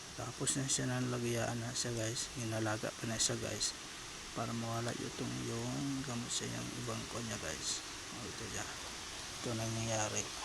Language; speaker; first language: Filipino; non-native, local second language; Cebuano